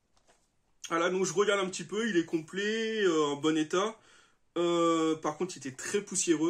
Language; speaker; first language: French; native; French